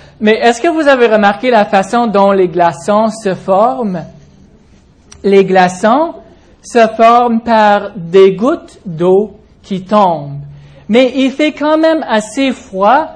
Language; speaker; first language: French; non-native, fluent; English